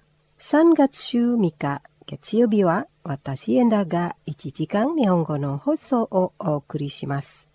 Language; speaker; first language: Japanese; non-native, fluent; Indonesian